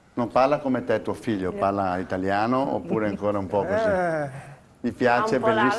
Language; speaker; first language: Italian; native; Italian